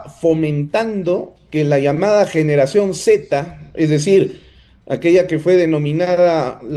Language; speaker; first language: Spanish; native; Spanish